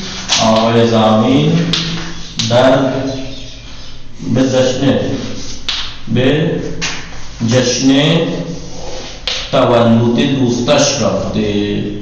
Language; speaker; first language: Persian; non-native, fluent; Urdu